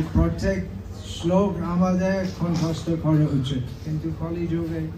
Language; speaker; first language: Bangla; non-native, fluent; English